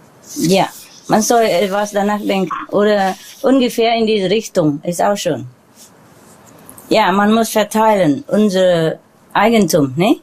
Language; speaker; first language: German; non-native, learner; Vietnamese